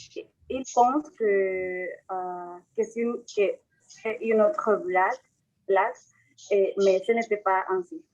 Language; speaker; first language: French; non-native, learner; Spanish